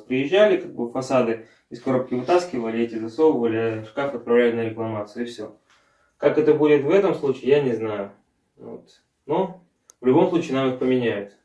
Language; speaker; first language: Russian; native; Russian